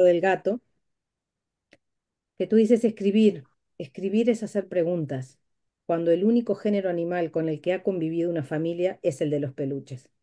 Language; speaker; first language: Spanish; native; Spanish